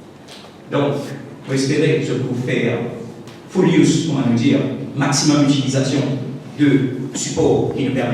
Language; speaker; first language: French; non-native, local second language; Morisyen